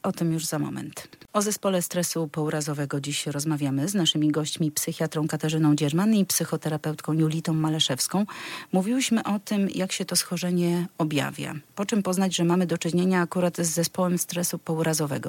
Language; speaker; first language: Polish; native; Polish